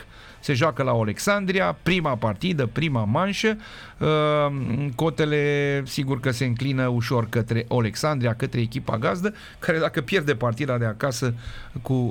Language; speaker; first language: Romanian; native; Romanian